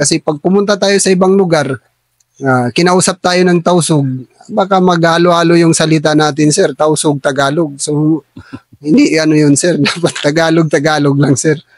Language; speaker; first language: Filipino; non-native, local second language; Tausug